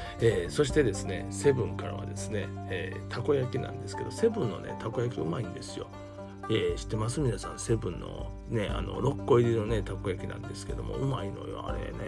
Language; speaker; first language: Japanese; native; Japanese